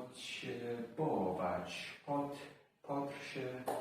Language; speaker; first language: Polish; non-native, learner; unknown